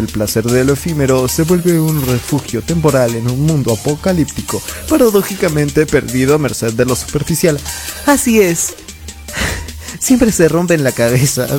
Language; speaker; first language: Spanish; native; Spanish